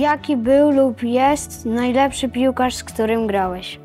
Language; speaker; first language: Polish; native; Polish